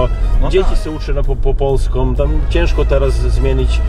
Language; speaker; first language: Polish; non-native, learner; Serbian